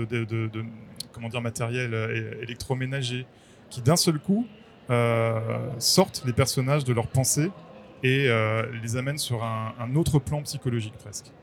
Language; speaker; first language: French; native; French